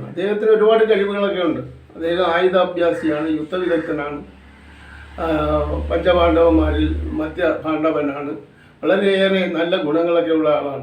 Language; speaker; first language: Malayalam; native; Malayalam